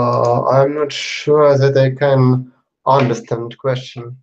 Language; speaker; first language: English; non-native, learner; Russian